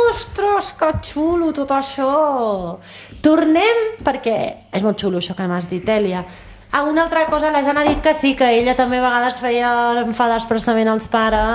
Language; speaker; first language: Catalan; native; Catalan